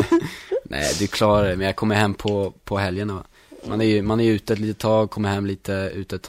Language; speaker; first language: Swedish; native; Swedish